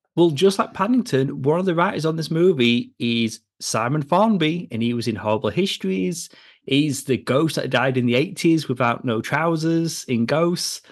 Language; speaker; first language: English; native; English